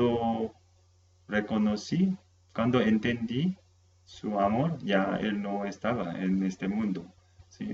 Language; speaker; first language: Spanish; non-native, fluent; Korean